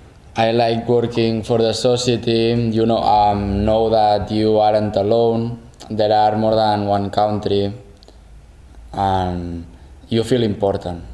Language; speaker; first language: English; non-native, learner; Spanish